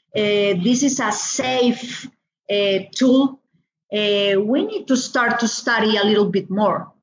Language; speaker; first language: English; non-native, learner; Spanish